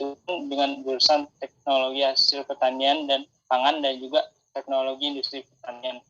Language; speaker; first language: Indonesian; native; Indonesian